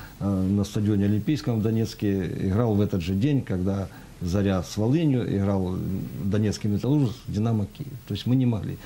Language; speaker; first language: Russian; native; Russian